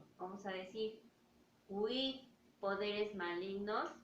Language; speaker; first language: Spanish; native; Spanish